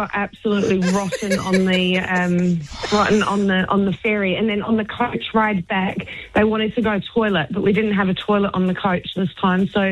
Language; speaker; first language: English; native; English